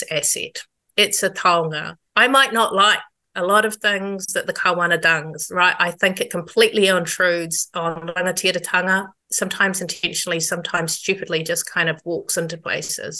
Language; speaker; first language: English; native; English